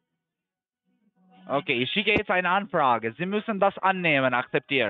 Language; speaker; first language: German; non-native, fluent; Albanian